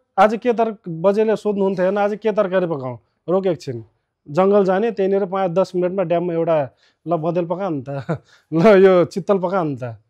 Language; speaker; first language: Nepali; non-native, local second language; Rana Tharu